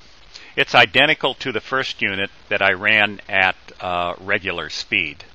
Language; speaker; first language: English; native; English